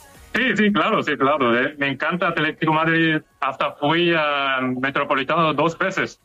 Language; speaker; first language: Spanish; non-native, fluent; Korean